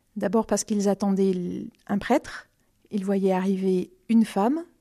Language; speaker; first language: French; native; French